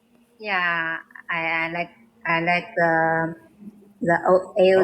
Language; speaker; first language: English; non-native, learner; Chinese